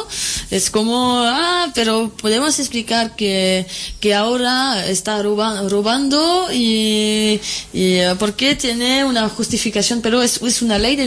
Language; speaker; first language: Spanish; non-native, fluent; French